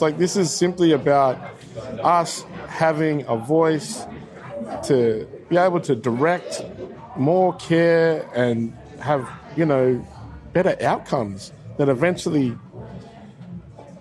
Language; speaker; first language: English; native; English